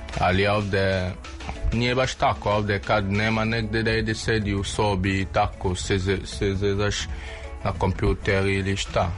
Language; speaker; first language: Serbian; non-native, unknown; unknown